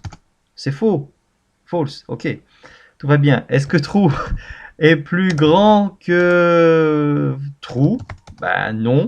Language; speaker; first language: French; native; French